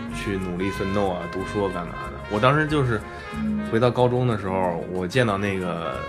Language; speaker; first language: Chinese; native; Chinese